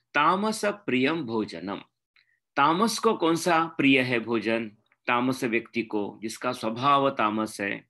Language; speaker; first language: Hindi; non-native, local second language; Marathi